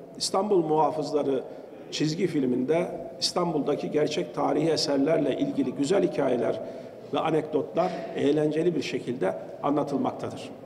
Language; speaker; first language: Turkish; native; Turkish